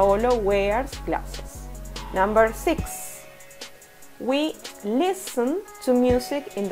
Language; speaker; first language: English; non-native, fluent; Spanish